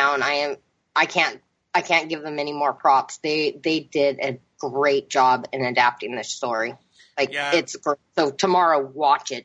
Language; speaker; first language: English; native; English